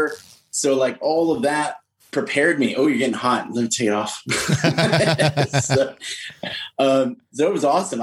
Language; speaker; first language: English; native; English